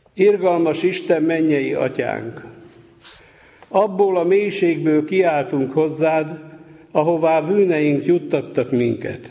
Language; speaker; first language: Hungarian; native; Hungarian